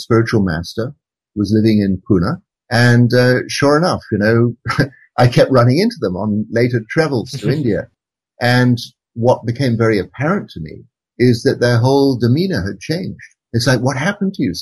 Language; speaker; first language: English; native; English